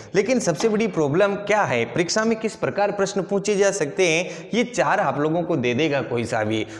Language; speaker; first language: Hindi; native; Hindi